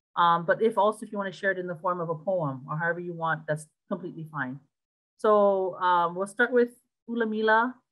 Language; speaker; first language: English; native; English